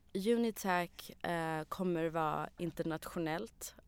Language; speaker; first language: Swedish; early bilingual, other home language; Arabic